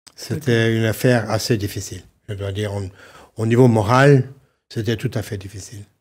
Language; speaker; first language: French; non-native, fluent; Slovenian